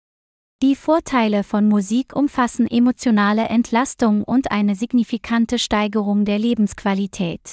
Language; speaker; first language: German; non-native, learner; Vietnamese